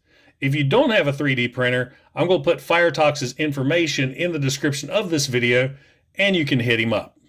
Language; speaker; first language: English; native; English